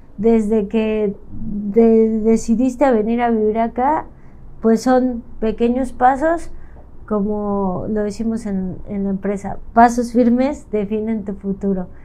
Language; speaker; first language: Spanish; native; Spanish